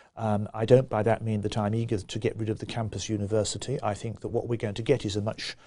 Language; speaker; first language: English; native; English